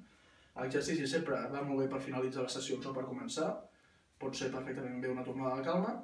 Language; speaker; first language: Catalan; native; Catalan